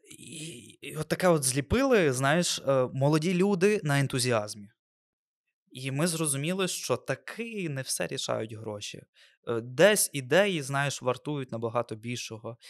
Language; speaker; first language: Ukrainian; non-native, local second language; Russian